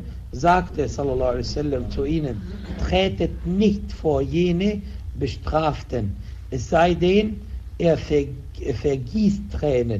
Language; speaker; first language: German; non-native, fluent; Arabic